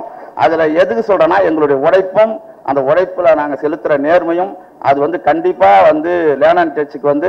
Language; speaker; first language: Tamil; native; Tamil